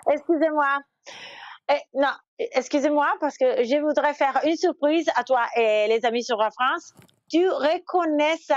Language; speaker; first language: French; non-native, fluent; Italian